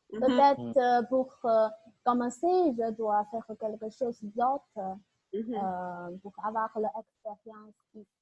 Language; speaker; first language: French; non-native, learner; Chinese